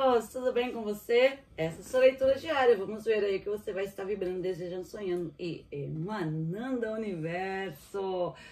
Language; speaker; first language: Portuguese; native; Portuguese